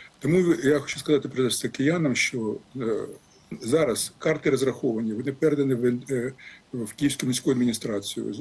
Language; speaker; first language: Ukrainian; native; Ukrainian